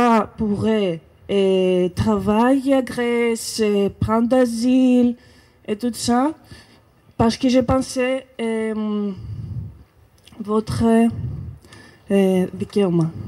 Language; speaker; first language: French; non-native, learner; Greek